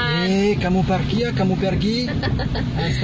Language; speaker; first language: Indonesian; non-native, learner; French